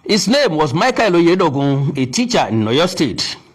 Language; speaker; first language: English; non-native, local second language; Yoruba